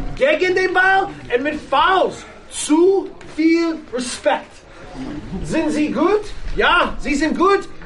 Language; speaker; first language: German; non-native, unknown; English